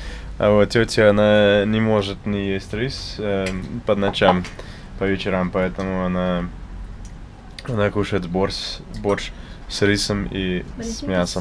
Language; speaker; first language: Russian; non-native, fluent; English